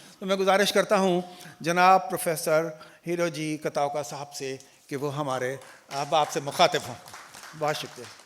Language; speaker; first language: Urdu; native; Urdu